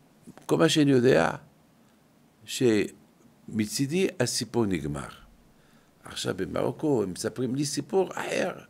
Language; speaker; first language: Hebrew; non-native, fluent; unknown